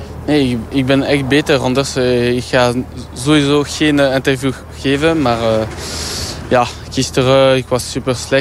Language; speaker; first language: Dutch; non-native, learner; French